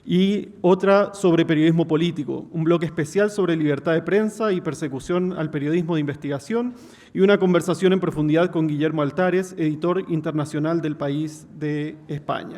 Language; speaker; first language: Spanish; native; Spanish